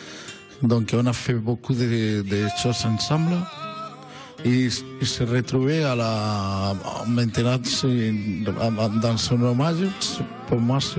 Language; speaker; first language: French; non-native, fluent; Spanish